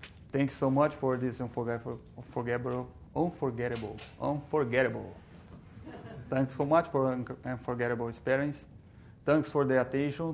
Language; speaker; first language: English; non-native, learner; Portuguese